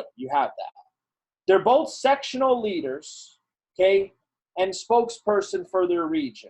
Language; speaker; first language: English; native; English